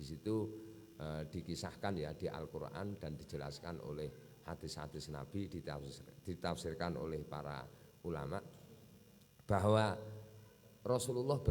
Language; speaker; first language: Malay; non-native, local second language; Javanese